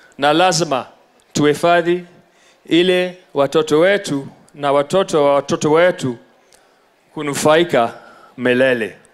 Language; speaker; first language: Swahili; non-native, local second language; English